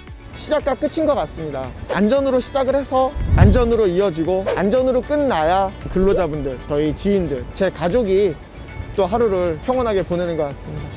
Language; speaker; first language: Korean; native; Korean